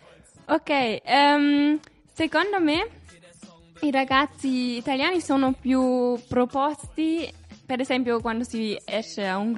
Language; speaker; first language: Italian; non-native, learner; German